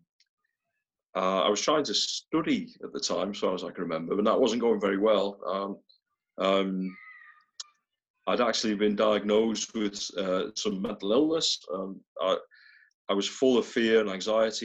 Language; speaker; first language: English; native; English